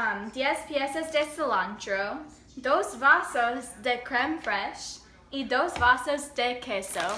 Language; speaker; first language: Spanish; non-native, learner; English